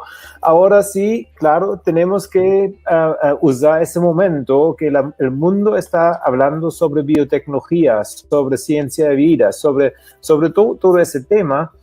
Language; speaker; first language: Spanish; non-native, fluent; German